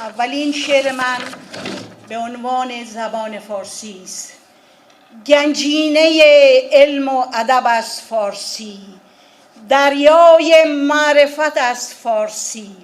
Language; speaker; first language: Persian; non-native, fluent; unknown